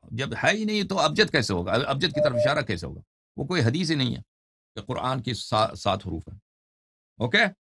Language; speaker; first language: Urdu; non-native, fluent; Persian